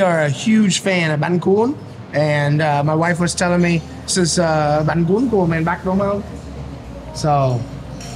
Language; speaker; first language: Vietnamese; non-native, fluent; English